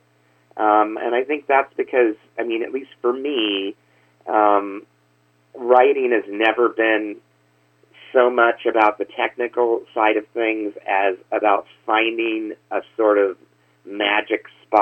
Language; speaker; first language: English; native; English